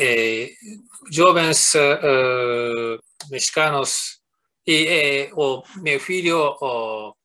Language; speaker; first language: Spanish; non-native, fluent; Japanese